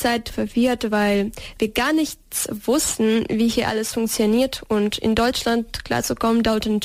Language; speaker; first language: German; non-native, fluent; Ukrainian